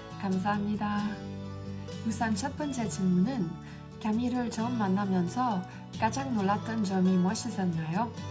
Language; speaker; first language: Korean; non-native, fluent; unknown